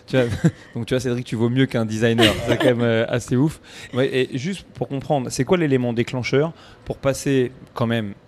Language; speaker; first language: French; native; French